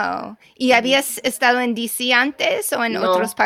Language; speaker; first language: Spanish; non-native, fluent; English